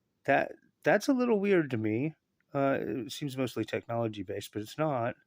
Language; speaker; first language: English; native; English